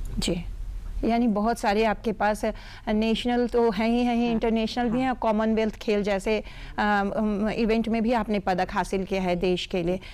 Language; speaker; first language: Hindi; native; Hindi